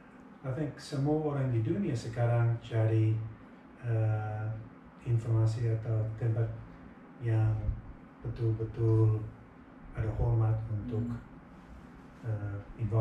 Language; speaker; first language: Indonesian; non-native, fluent; English